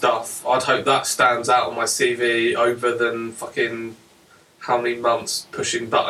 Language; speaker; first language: English; native; English